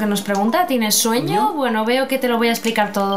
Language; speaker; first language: Spanish; native; Spanish